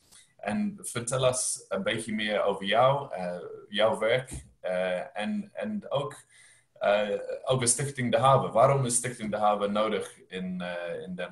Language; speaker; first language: Dutch; non-native, learner; English